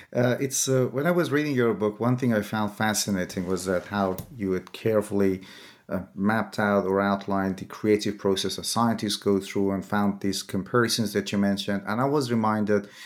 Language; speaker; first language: English; non-native, fluent; Persian